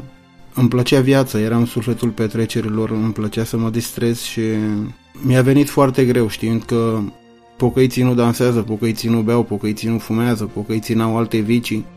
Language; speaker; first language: Romanian; native; Romanian